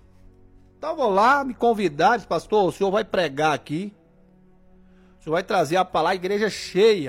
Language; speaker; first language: Portuguese; native; Portuguese